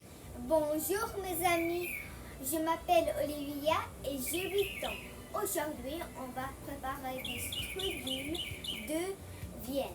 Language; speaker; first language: French; early bilingual, heritage; French